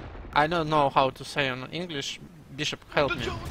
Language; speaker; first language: English; non-native, learner; Russian